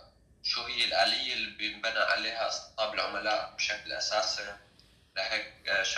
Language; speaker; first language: Arabic; native; Arabic